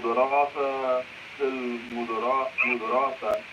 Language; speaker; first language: Arabic; non-native, learner; English